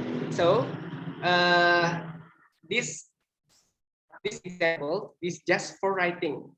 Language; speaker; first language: English; non-native, learner; Indonesian